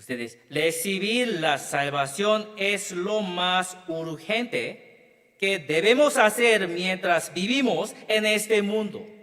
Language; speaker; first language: Spanish; non-native, learner; Korean